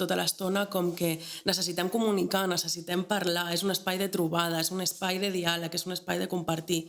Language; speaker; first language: Catalan; native; Catalan